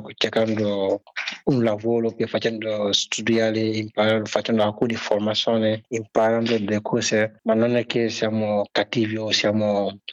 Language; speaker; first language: Italian; non-native, learner; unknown